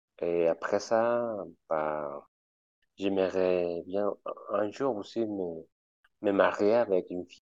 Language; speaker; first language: French; non-native, fluent; Spanish